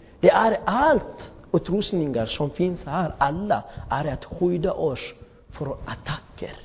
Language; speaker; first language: Swedish; non-native, fluent; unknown